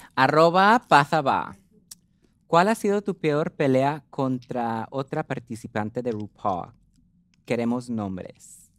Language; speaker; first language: Spanish; early bilingual, heritage; Spanish